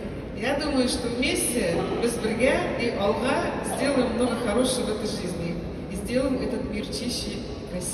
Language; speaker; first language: Russian; non-native, local second language; Tatar